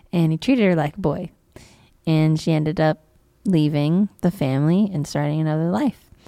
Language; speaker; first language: English; native; English